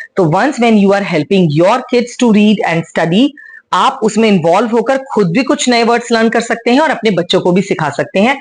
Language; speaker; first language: Hindi; native; Hindi